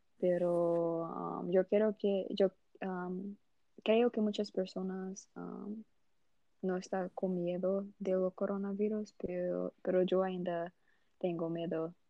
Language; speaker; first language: Spanish; non-native, learner; Portuguese